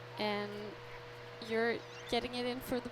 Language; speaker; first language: English; non-native, fluent; Norwegian